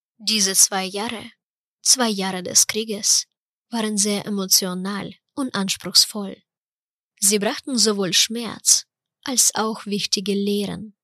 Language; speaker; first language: German; non-native, fluent; Ukrainian